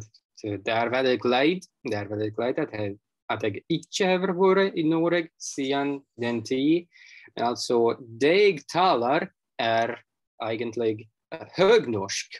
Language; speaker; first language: Norwegian; non-native, fluent; Russian